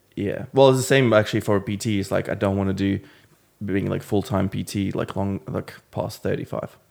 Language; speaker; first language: English; non-native, fluent; Latvian